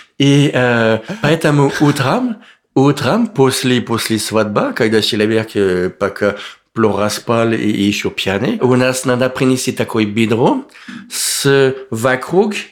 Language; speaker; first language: Russian; non-native, learner; French